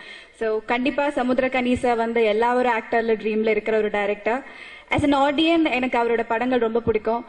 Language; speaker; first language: Tamil; non-native, fluent; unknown